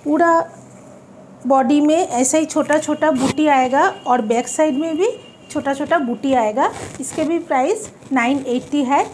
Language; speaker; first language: Hindi; non-native, local second language; Bangla